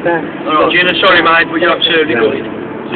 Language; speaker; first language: English; native; English